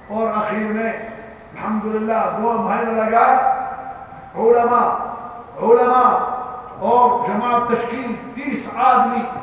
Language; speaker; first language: Urdu; non-native, learner; Arabic